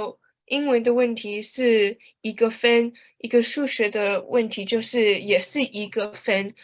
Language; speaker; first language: Chinese; early bilingual, heritage; Chinese